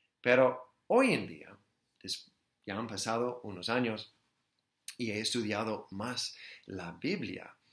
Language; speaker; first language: Spanish; non-native, fluent; English